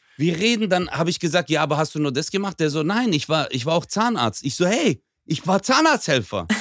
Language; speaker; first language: German; early bilingual, other home language; Turkish